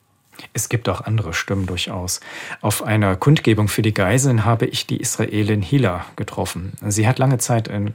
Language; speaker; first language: German; native; German